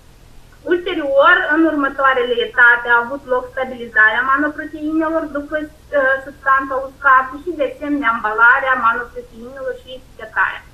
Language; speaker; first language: Romanian; native; Romanian